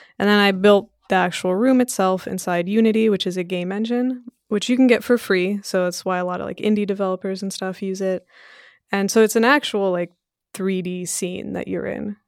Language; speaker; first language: English; early bilingual, other home language; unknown